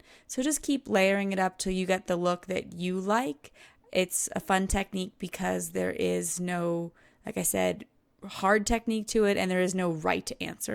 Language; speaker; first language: English; native; English